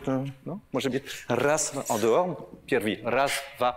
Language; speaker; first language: Russian; non-native, learner; French